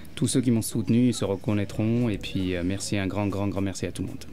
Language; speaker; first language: French; native; French